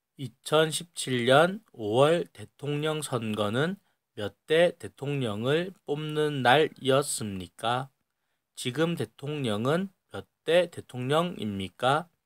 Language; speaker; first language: Korean; native; Korean